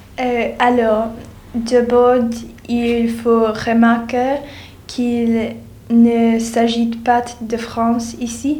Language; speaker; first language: French; non-native, learner; English